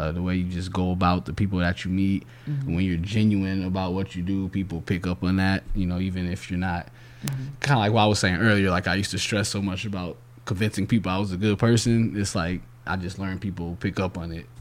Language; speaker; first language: English; native; English